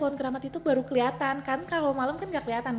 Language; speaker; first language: Indonesian; native; Indonesian